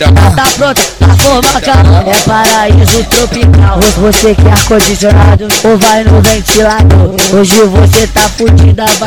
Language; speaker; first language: Portuguese; native; Portuguese